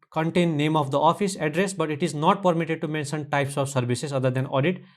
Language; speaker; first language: English; non-native, local second language; Nepali